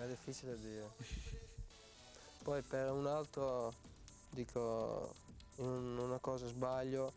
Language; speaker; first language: Italian; non-native, fluent; Dutch